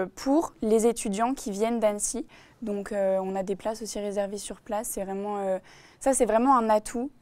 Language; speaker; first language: French; native; French